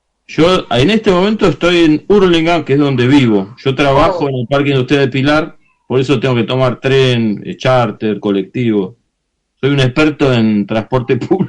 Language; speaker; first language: Spanish; native; Spanish